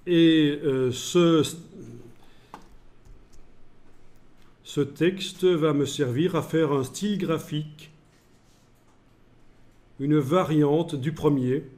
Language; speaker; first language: French; native; French